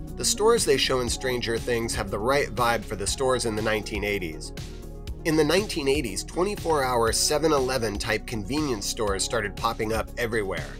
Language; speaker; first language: English; native; English